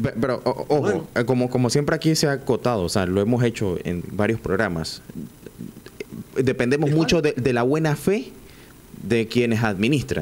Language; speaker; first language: Spanish; native; Spanish